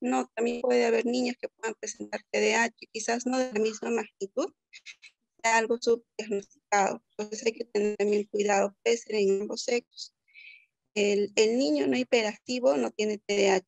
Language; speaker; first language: Spanish; native; Spanish